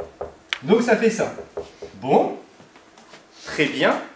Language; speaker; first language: French; native; French